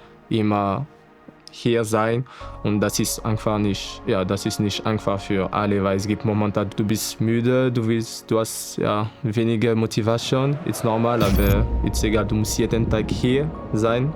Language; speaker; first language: German; non-native, fluent; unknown